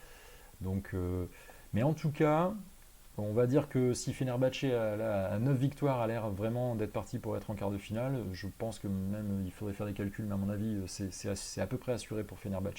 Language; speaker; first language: French; native; French